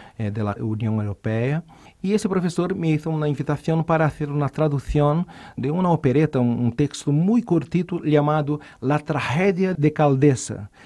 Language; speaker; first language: Spanish; non-native, fluent; Portuguese